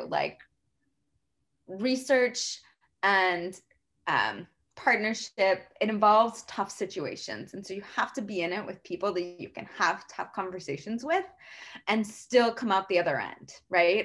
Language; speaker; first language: English; native; English